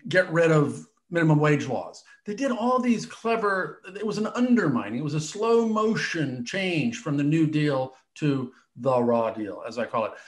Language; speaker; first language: English; native; English